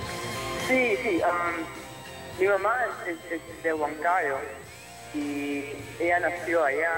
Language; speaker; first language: Spanish; early bilingual, heritage; English